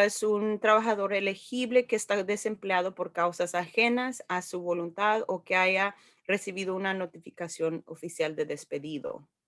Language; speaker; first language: Spanish; early bilingual, heritage; Spanish